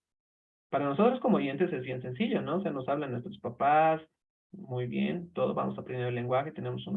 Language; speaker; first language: Spanish; native; Spanish